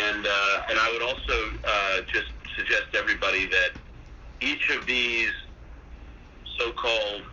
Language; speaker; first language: English; native; English